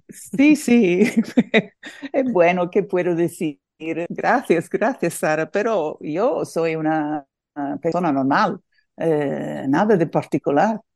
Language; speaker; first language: Spanish; non-native, fluent; English